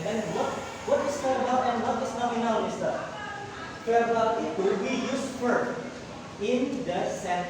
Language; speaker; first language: English; non-native, learner; Indonesian